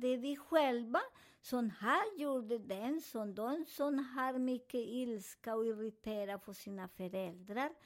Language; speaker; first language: Swedish; non-native, fluent; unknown